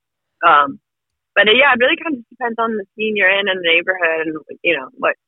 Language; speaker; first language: English; native; English